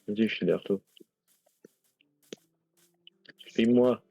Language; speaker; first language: French; native; French